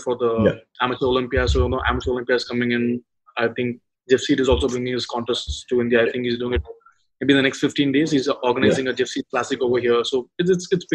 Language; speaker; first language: English; non-native, local second language; Tamil